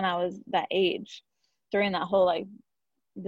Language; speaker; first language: English; native; English